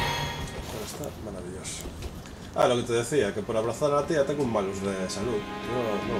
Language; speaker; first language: Spanish; native; Spanish